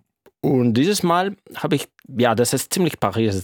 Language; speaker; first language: German; non-native, fluent; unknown